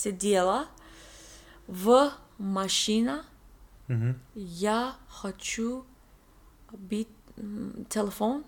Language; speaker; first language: Russian; non-native, learner; English